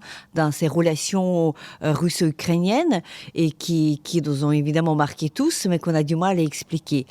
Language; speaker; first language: French; non-native, fluent; Ukrainian